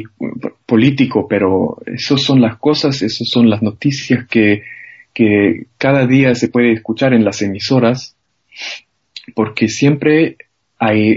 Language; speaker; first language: Spanish; non-native, fluent; German